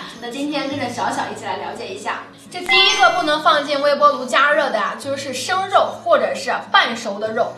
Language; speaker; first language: Chinese; native; Chinese